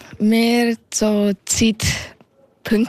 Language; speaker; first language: German; early bilingual, heritage; German